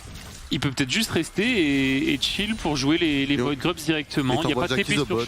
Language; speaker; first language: French; native; French